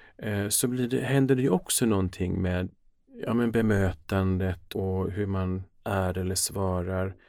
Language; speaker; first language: Swedish; early bilingual, other home language; Finnish